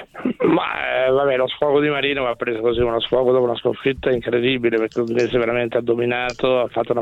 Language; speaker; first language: Italian; native; Italian